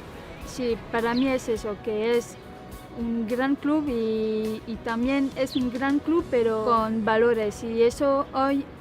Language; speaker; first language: Spanish; non-native, fluent; French